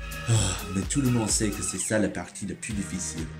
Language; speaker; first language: French; non-native, learner; English